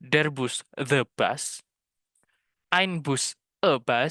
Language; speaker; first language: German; non-native, fluent; Indonesian